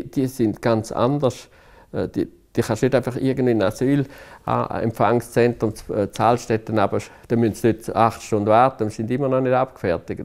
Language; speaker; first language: German; native; German